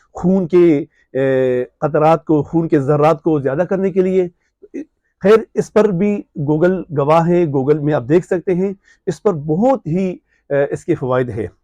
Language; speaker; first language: Urdu; non-native, local second language; Pashto